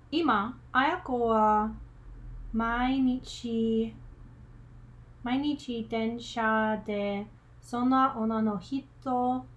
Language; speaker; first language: Japanese; non-native, learner; English